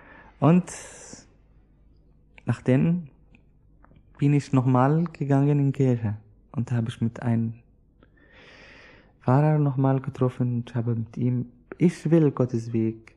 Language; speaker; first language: German; non-native, learner; Arabic